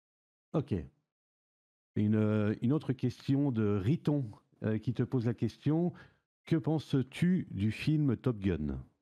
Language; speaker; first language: French; native; French